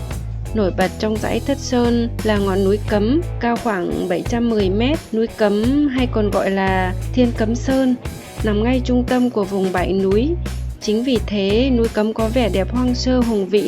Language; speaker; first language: Vietnamese; native; Vietnamese